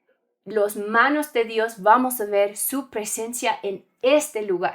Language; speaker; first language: Spanish; non-native, learner; English